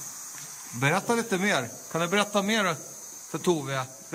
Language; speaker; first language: Swedish; native; Swedish